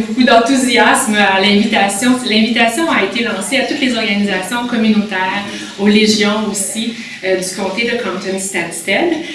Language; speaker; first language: French; native; French